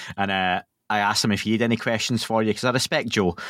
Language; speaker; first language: English; native; English